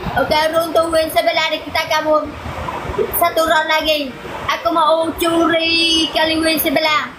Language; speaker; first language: Indonesian; non-native, learner; Vietnamese